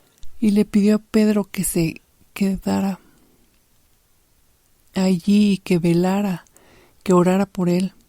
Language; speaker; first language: Spanish; native; Spanish